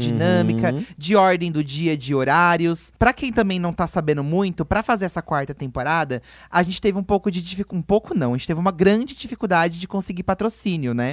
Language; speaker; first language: Portuguese; native; Portuguese